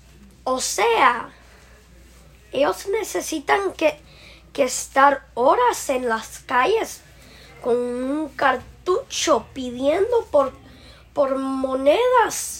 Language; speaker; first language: Spanish; early bilingual, heritage; Spanish